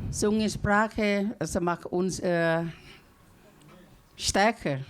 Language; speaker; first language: German; non-native, learner; Thai